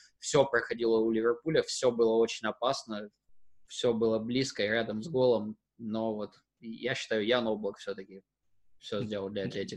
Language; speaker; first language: Russian; native; Russian